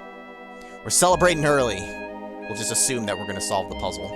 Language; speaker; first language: English; native; English